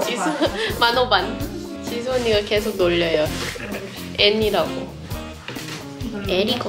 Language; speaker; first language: Korean; non-native, fluent; Thai